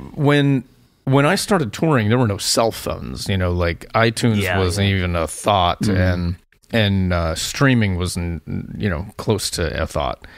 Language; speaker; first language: English; native; English